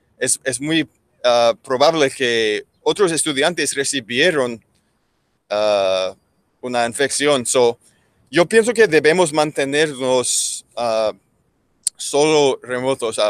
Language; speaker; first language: Spanish; non-native, learner; English